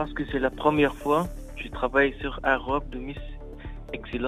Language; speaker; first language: French; non-native, learner; Arabic